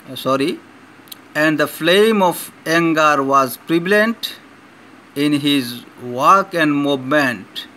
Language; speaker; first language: English; non-native, local second language; Sylheti